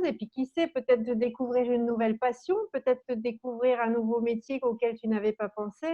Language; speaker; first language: French; native; French